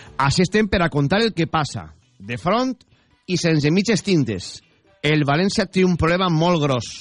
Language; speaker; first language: Catalan; native; Catalan